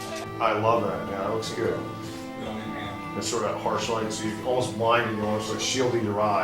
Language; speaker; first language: English; native; English